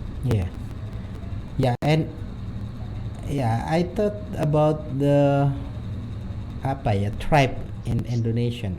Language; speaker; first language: English; non-native, learner; Indonesian